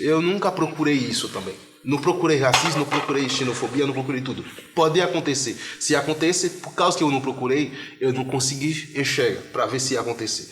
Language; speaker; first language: Portuguese; non-native, fluent; Haitian Creole